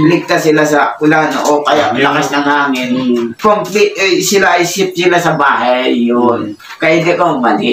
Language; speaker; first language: Filipino; non-native, local second language; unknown